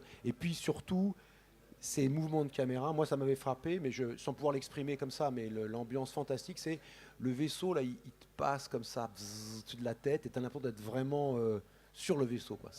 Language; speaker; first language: French; native; French